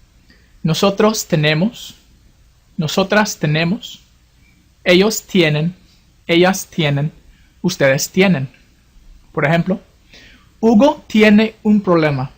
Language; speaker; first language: Spanish; non-native, fluent; English